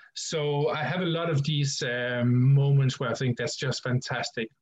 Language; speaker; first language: English; non-native, fluent; Danish